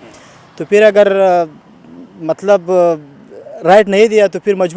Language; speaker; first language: Hindi; non-native, fluent; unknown